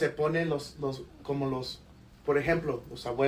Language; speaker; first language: Spanish; early bilingual, heritage; Spanish